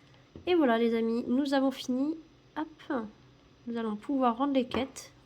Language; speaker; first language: French; native; French